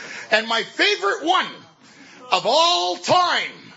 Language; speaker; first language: English; native; English